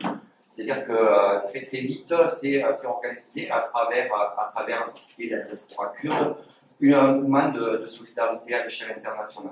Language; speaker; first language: French; native; French